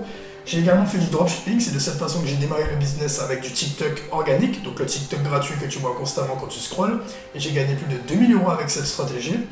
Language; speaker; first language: French; native; French